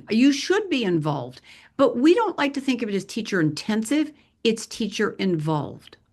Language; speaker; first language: English; native; English